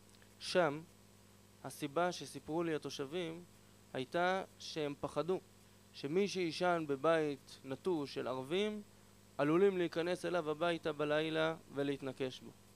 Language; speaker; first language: Hebrew; native; Hebrew